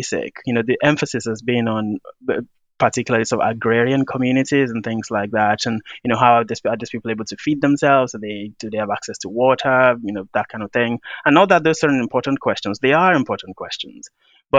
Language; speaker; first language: English; non-native, local second language; Yoruba